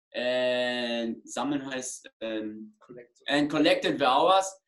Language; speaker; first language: English; non-native, learner; German